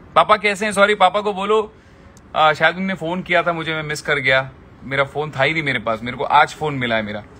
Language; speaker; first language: Hindi; non-native, local second language; Marathi